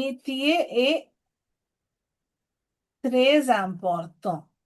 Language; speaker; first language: French; non-native, fluent; Telugu